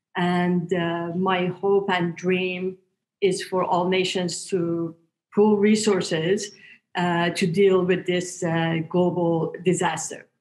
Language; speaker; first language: English; non-native, fluent; Persian